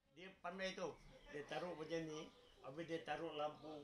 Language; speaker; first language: Malay; native; Malay